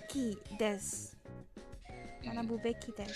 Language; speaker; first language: Japanese; non-native, learner; English